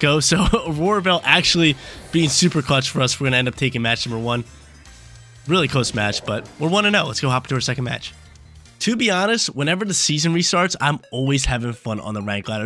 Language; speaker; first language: English; native; English